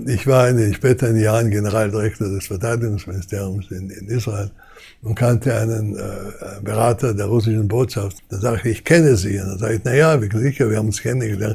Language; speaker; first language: German; non-native, fluent; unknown